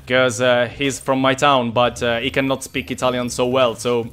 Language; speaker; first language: English; non-native, fluent; Italian